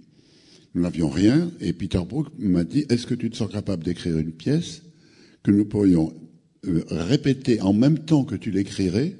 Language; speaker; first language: French; native; French